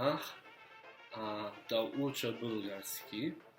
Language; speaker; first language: Bulgarian; non-native, learner; English